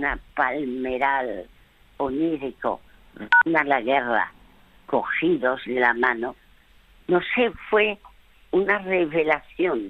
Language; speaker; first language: Spanish; early bilingual, other home language; French